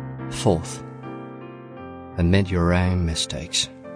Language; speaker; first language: English; non-native, fluent; Chinese